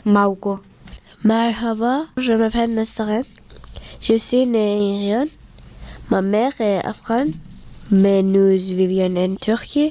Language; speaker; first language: French; early bilingual, other home language; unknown